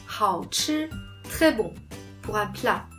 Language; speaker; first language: French; non-native, fluent; Chinese